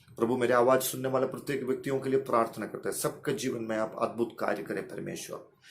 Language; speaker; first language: Hindi; non-native, local second language; Malayalam